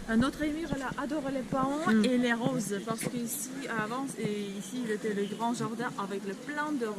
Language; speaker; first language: French; non-native, learner; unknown